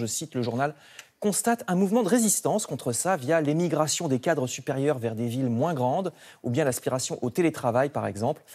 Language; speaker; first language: French; native; French